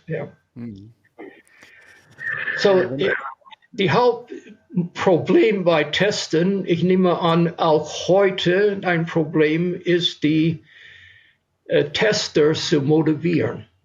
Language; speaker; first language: German; non-native, fluent; English